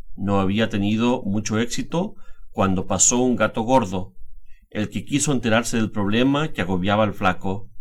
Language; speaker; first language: Spanish; native; Spanish